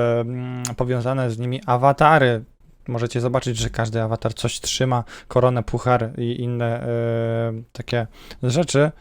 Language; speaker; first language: Polish; native; Polish